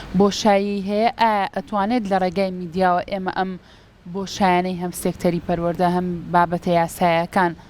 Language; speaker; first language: Central Kurdish; native; Central Kurdish